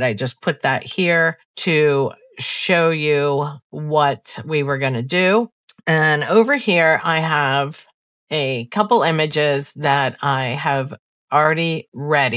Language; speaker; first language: English; native; English